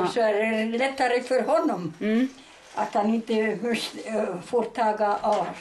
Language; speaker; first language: Swedish; early bilingual, heritage; Swedish